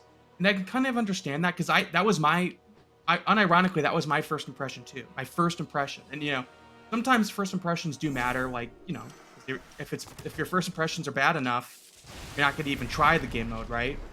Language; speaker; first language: English; native; English